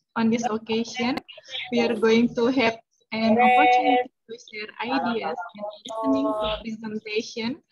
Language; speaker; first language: English; non-native, fluent; Indonesian